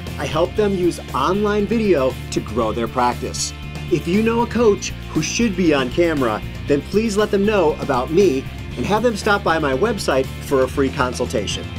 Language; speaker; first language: English; native; English